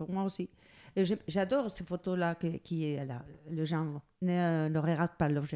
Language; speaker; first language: French; non-native, learner; Spanish